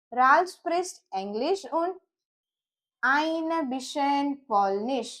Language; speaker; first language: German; non-native, learner; Gujarati